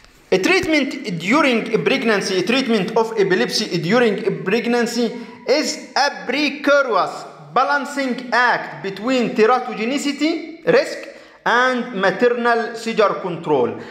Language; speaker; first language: English; non-native, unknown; Arabic